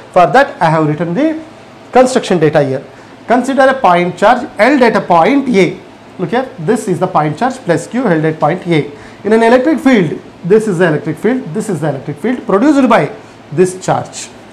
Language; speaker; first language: English; non-native, local second language; Kannada